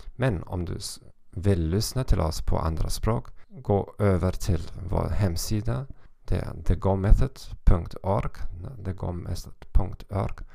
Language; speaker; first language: Swedish; non-native, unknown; German